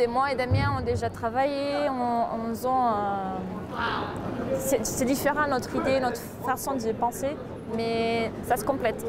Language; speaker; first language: French; non-native, fluent; Portuguese